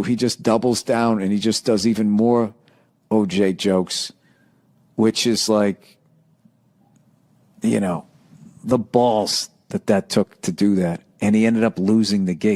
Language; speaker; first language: English; native; English